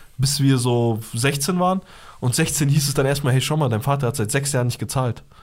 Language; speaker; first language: German; early bilingual, other home language; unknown